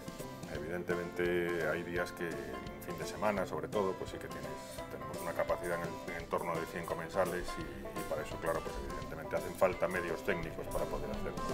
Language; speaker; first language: Spanish; native; Spanish